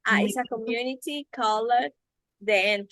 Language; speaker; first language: English; non-native, learner; Spanish